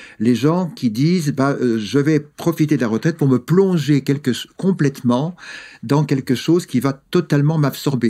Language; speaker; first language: French; native; French